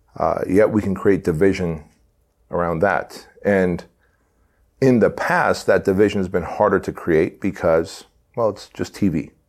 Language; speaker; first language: English; early bilingual, other home language; Armenian